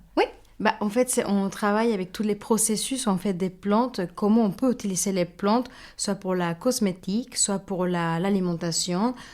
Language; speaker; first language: French; non-native, fluent; Spanish